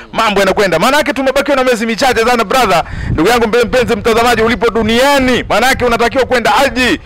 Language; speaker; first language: Swahili; native; Swahili